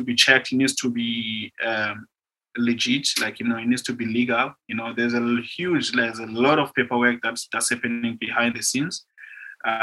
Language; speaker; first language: English; non-native, local second language; Xhosa